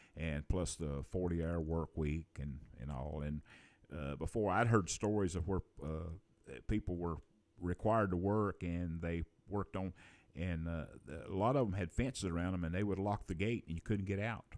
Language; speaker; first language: English; native; English